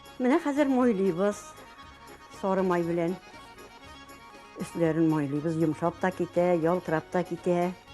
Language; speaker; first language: Tatar; native; Tatar